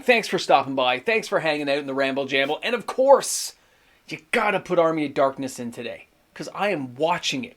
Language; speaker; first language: English; native; English